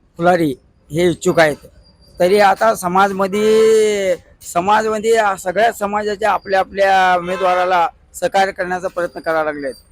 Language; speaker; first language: Marathi; native; Marathi